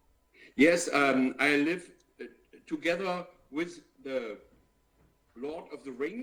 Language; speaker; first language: English; non-native, learner; German